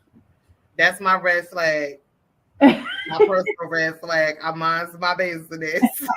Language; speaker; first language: English; native; English